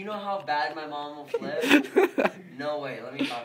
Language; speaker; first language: English; native; English